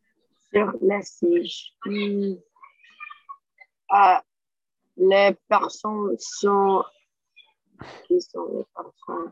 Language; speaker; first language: French; non-native, learner; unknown